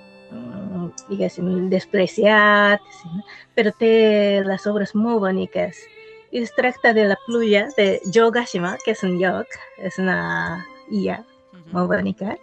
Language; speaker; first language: Catalan; non-native, fluent; Japanese